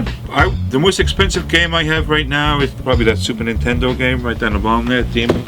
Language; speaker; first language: English; non-native, fluent; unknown